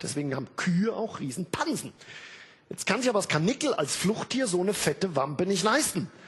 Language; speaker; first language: German; native; German